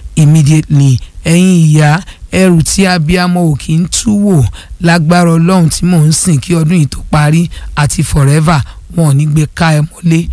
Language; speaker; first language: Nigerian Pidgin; non-native, local second language; Yoruba